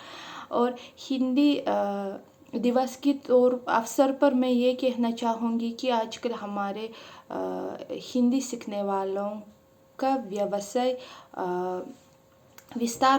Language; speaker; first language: Hindi; non-native, fluent; Uzbek